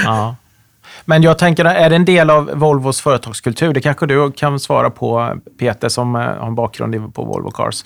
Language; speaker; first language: Swedish; native; Swedish